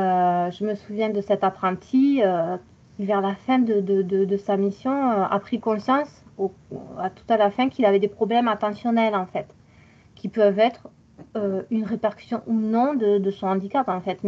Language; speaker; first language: French; native; French